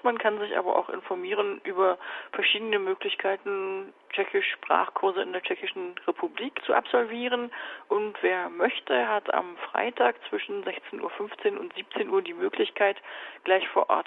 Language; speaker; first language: German; native; German